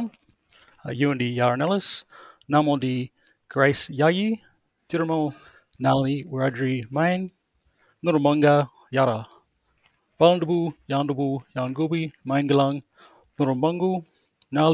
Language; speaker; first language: English; native; English